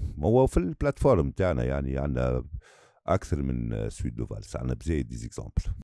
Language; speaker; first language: French; non-native, local second language; Arabic